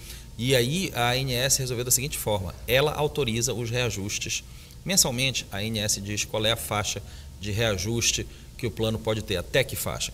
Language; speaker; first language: Portuguese; native; Portuguese